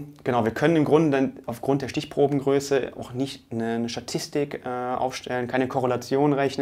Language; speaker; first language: German; native; German